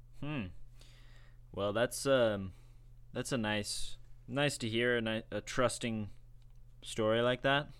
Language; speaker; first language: English; native; English